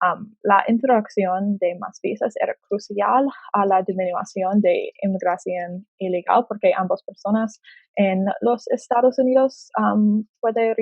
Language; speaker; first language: Spanish; non-native, learner; English